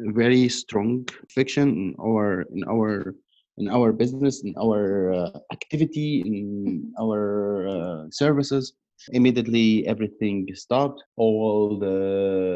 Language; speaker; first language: English; non-native, learner; Arabic